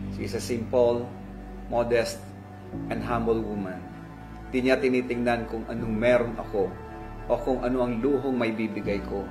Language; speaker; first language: Filipino; non-native, local second language; Maguindanaon